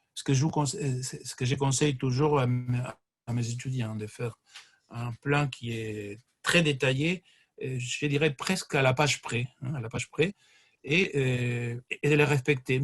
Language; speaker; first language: French; non-native, fluent; Spanish